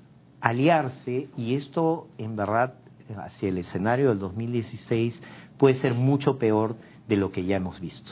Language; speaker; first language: Spanish; native; Spanish